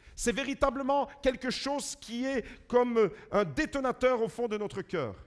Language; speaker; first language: French; early bilingual, other home language; Italian